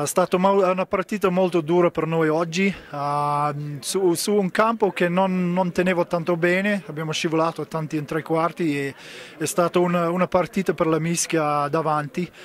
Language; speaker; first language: Italian; non-native, fluent; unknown